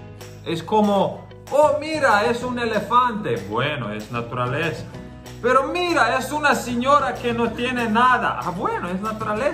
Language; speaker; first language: Spanish; non-native, learner; Croatian